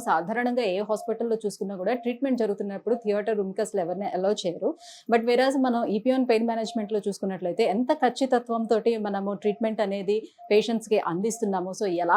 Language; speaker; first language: Telugu; native; Telugu